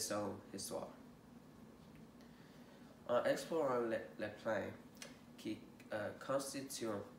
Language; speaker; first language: French; non-native, learner; English